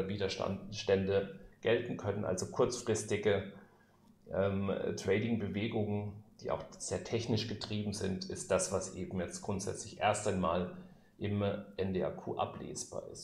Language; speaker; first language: German; native; German